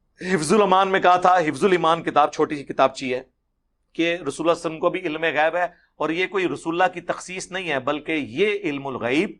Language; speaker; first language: Urdu; non-native, local second language; Punjabi